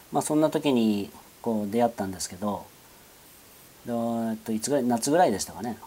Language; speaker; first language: Japanese; native; Japanese